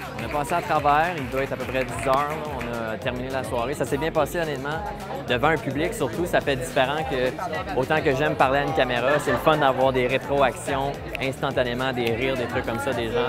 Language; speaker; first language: French; native; French